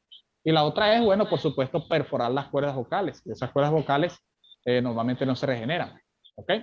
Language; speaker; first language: Spanish; native; Spanish